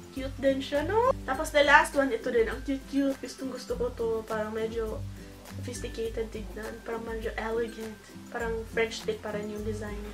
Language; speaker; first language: Filipino; non-native, local second language; Cebuano